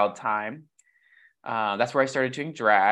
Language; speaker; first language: English; native; English